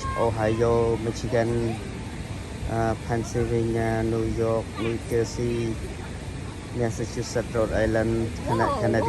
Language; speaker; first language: English; non-native, learner; Khmer